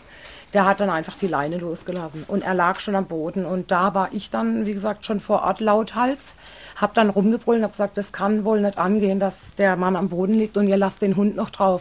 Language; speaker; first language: German; native; German